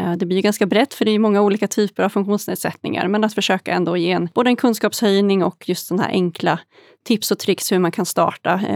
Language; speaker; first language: Swedish; native; Swedish